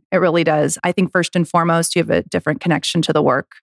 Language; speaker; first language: English; native; English